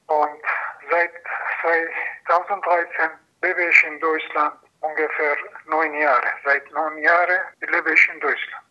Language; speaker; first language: German; non-native, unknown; Persian